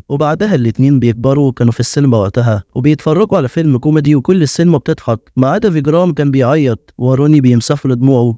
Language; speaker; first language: Arabic; native; Arabic